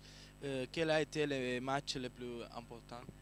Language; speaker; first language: French; non-native, learner; Italian